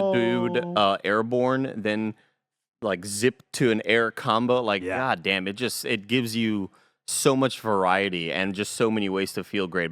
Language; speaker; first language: English; native; English